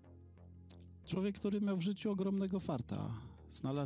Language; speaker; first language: Polish; native; Polish